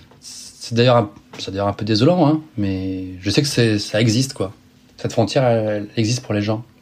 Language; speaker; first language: French; native; French